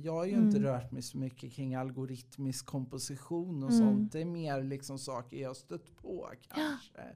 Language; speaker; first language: Swedish; native; Swedish